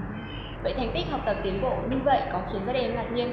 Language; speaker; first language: Vietnamese; native; Vietnamese